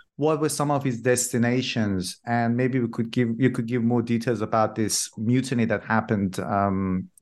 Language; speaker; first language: English; non-native, fluent; Persian